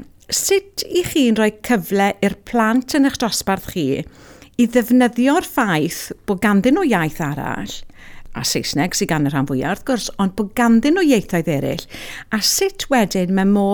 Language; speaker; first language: Welsh; native; Welsh